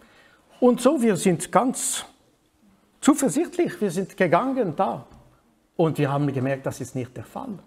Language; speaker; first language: German; non-native, fluent; French